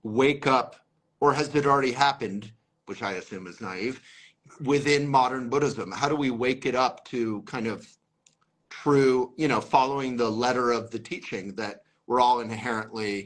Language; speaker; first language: English; native; English